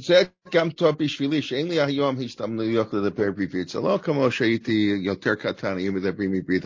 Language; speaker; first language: Hebrew; non-native, fluent; English